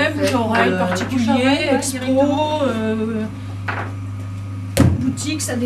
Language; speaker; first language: French; native; French